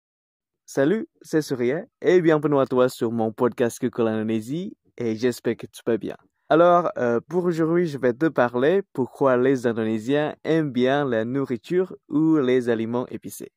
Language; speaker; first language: French; non-native, fluent; Indonesian